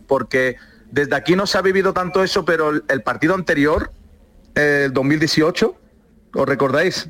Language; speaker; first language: Spanish; early bilingual, other home language; Arabic